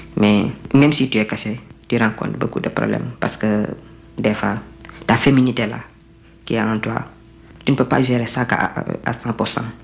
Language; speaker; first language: French; non-native, local second language; Wolof